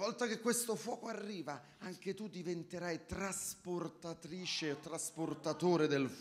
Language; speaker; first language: Italian; native; Italian